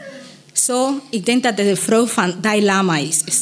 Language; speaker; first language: Dutch; non-native, learner; Spanish